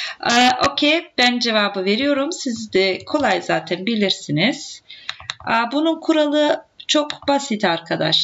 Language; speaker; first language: Turkish; native; Turkish